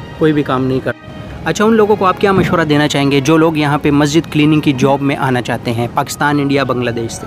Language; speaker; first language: Urdu; non-native, local second language; Pashto